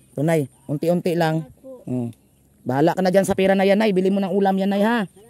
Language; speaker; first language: Filipino; non-native, local second language; Cebuano